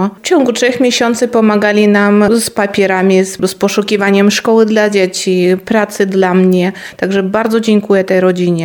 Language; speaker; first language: Polish; non-native, fluent; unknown